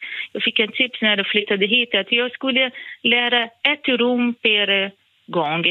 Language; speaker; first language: Swedish; non-native, fluent; Portuguese